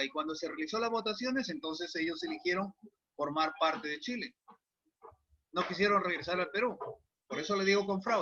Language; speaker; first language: Spanish; native; Spanish